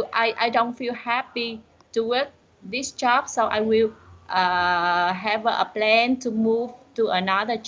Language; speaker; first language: English; non-native, learner; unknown